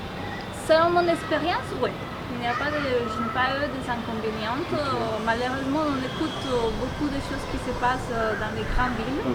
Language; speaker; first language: French; non-native, fluent; Spanish